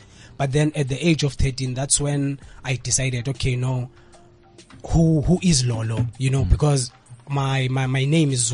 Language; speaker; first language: English; non-native, local second language; Xhosa